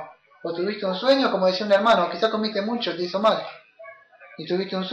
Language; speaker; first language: Spanish; native; Spanish